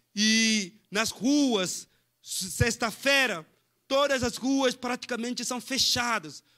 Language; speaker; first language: Portuguese; non-native, fluent; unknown